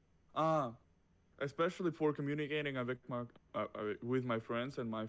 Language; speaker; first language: English; non-native, learner; Russian